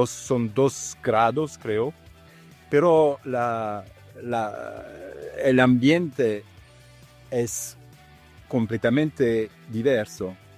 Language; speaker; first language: Spanish; non-native, fluent; Italian